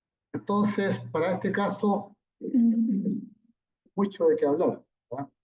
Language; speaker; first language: Spanish; native; Spanish